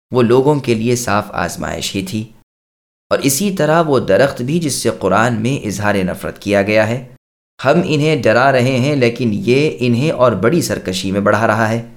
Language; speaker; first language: Urdu; native; Urdu